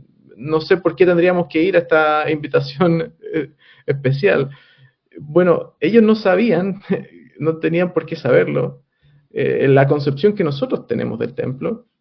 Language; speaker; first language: Spanish; native; Spanish